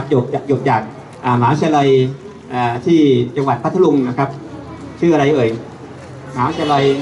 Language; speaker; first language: Thai; native; Thai